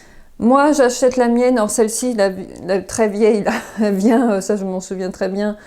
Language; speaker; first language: French; native; French